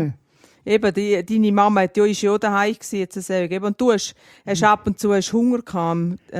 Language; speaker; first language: German; native; German